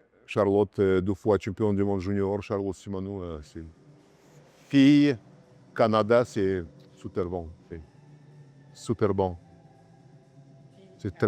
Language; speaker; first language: French; non-native, learner; Russian